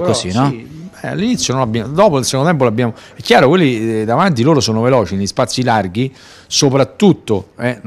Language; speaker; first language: Italian; native; Italian